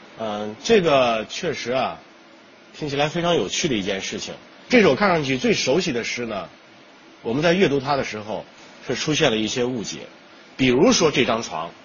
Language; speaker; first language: Chinese; native; Chinese